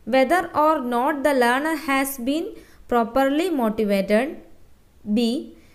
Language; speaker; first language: English; non-native, local second language; Malayalam